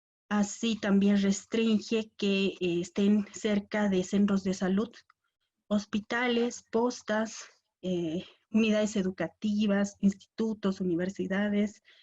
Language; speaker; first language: Spanish; native; Spanish